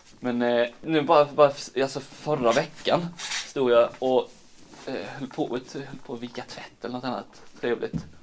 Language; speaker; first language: Swedish; native; Swedish